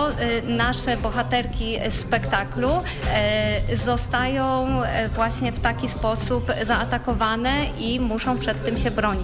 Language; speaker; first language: Polish; native; Polish